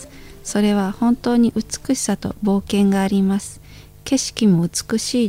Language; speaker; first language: Japanese; non-native, learner; Indonesian